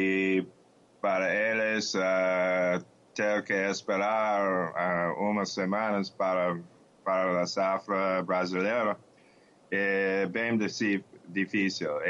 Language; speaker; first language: Portuguese; non-native, fluent; English